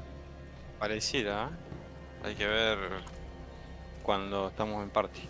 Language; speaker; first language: Spanish; native; Spanish